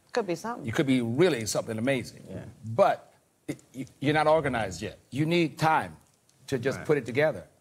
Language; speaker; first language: English; native; English